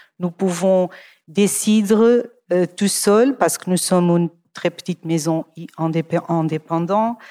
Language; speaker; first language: French; non-native, fluent; Portuguese